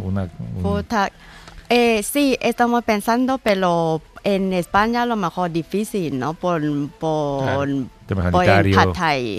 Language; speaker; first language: Spanish; non-native, learner; Thai